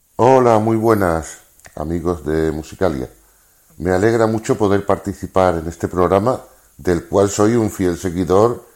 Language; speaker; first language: Spanish; native; Spanish